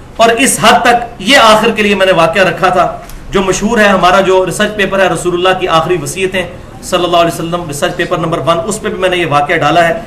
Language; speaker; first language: Urdu; non-native, local second language; Punjabi